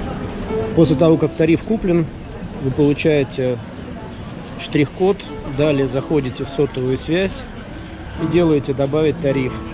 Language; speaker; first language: Russian; native; Russian